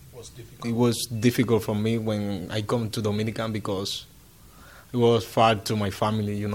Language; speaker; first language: English; non-native, learner; Spanish